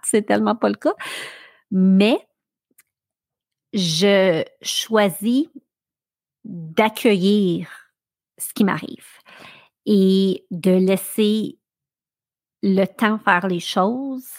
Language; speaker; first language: French; native; French